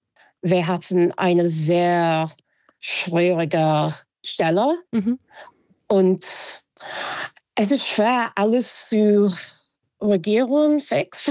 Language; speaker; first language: German; non-native, fluent; English